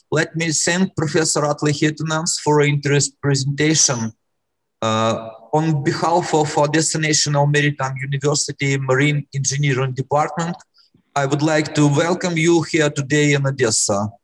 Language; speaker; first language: English; non-native, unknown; Russian